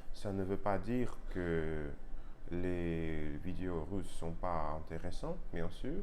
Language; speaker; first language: French; non-native, learner; Russian